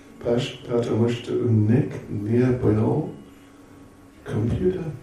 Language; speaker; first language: Russian; non-native, learner; English